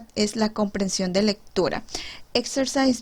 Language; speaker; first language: Spanish; native; Spanish